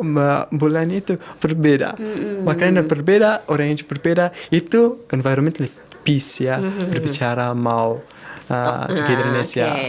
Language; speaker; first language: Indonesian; non-native, learner; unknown